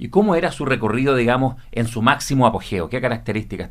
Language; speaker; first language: Spanish; native; Spanish